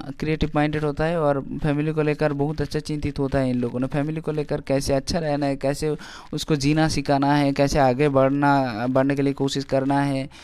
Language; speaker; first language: Hindi; non-native, local second language; Bangla